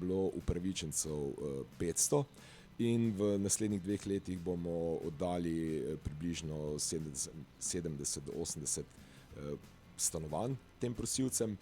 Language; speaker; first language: Slovenian; native; Slovenian